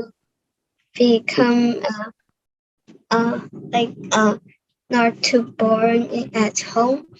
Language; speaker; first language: English; non-native, learner; Cantonese